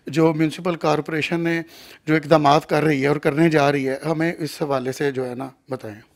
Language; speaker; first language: Urdu; non-native, local second language; Punjabi